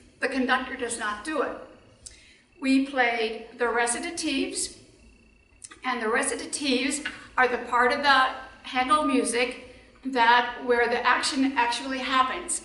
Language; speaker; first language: English; native; English